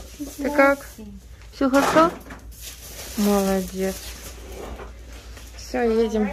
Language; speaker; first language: Russian; native; Russian